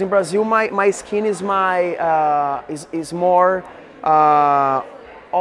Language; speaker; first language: English; non-native, learner; Portuguese